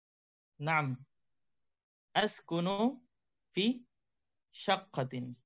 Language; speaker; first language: Arabic; non-native, fluent; Indonesian